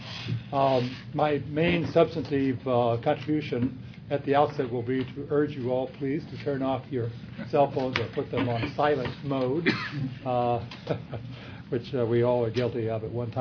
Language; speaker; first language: English; native; English